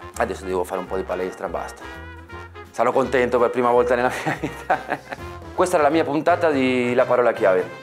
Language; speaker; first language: Italian; non-native, fluent; Spanish